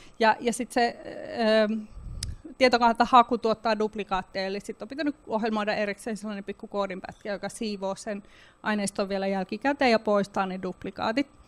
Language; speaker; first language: Finnish; native; Finnish